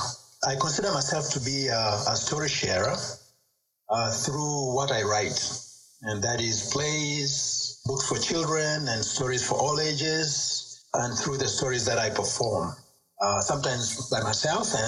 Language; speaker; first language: English; non-native, local second language; Swahili